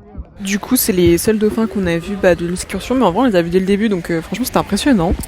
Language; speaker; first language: French; native; French